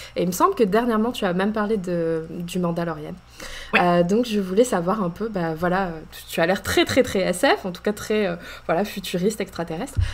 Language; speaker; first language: French; native; French